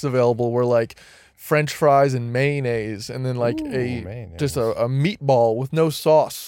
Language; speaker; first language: English; native; English